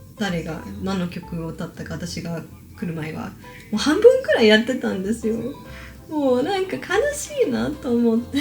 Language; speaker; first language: Japanese; early bilingual, heritage; Japanese